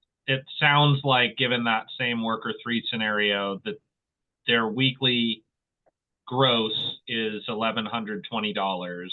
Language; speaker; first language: English; native; English